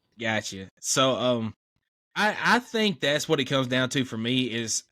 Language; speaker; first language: English; native; English